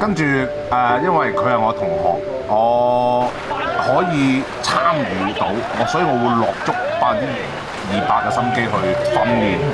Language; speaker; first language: Cantonese; native; Cantonese